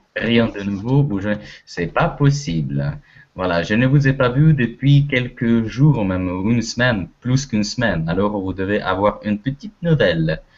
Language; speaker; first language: French; non-native, fluent; Russian